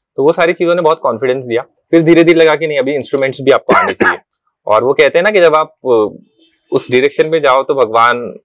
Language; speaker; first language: Hindi; non-native, local second language; Marathi